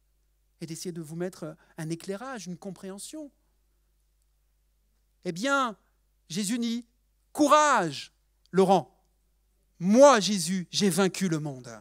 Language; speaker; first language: French; native; French